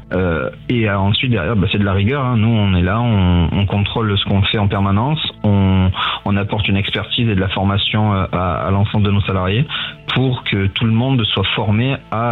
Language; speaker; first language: French; native; French